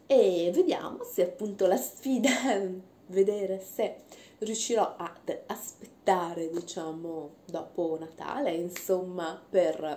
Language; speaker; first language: Italian; native; Italian